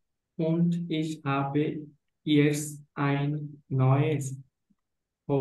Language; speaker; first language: German; non-native, learner; Bangla